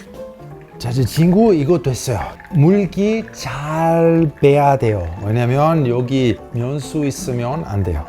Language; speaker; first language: Korean; non-native, fluent; Italian